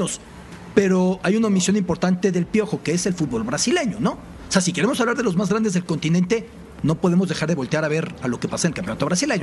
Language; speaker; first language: Spanish; native; Spanish